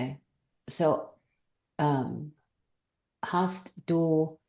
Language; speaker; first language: German; non-native, learner; English